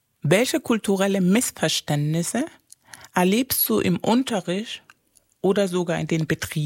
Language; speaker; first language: German; non-native, fluent; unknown